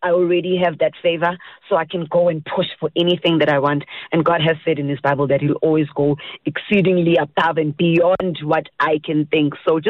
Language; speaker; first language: English; non-native, local second language; Zulu